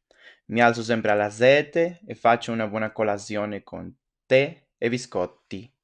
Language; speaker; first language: Italian; non-native, learner; French